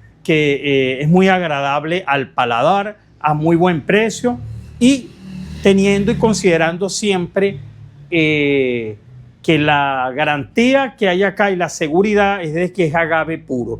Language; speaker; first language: Spanish; native; Spanish